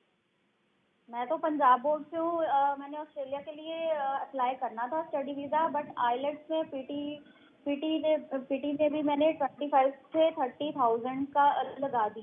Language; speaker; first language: Hindi; non-native, local second language; Punjabi